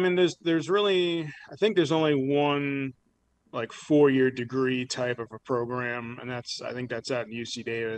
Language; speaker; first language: English; native; English